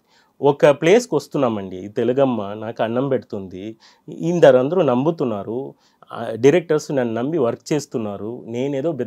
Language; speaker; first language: Telugu; non-native, fluent; Tamil